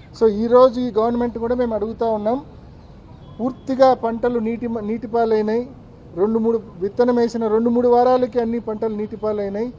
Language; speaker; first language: Telugu; native; Telugu